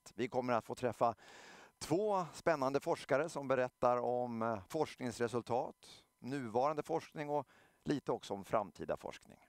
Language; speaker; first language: Swedish; native; Swedish